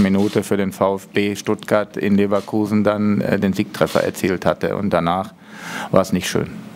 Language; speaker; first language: German; native; German